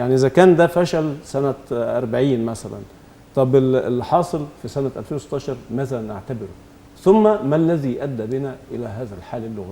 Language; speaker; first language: Egyptian Arabic; native; Egyptian Arabic